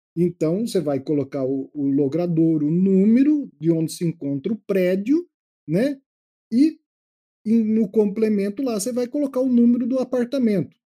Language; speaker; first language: Portuguese; native; Portuguese